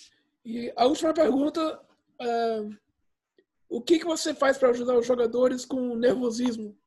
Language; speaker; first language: Portuguese; early bilingual, heritage; Portuguese